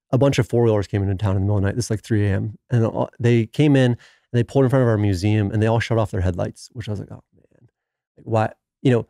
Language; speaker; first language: English; native; English